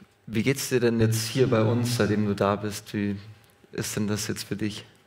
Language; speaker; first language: German; native; German